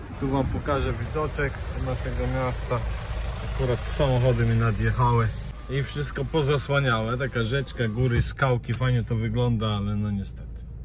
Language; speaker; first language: Polish; native; Polish